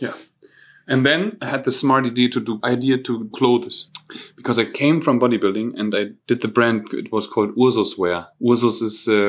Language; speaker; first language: English; non-native, fluent; German